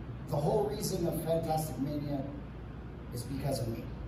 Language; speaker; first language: English; native; English